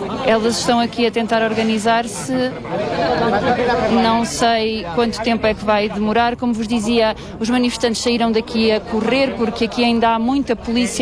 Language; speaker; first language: Portuguese; native; Portuguese